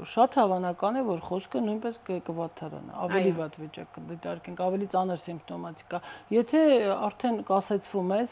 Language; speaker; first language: Armenian; native; Armenian